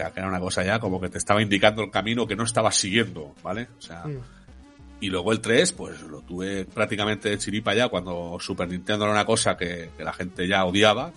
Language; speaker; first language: Spanish; native; Spanish